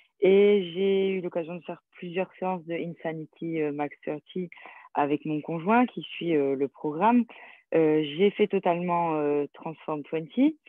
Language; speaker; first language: French; native; French